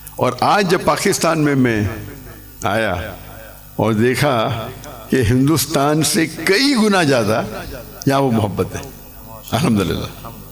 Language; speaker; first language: Urdu; non-native, local second language; English